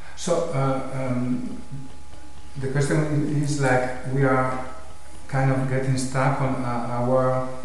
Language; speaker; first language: English; non-native, fluent; Italian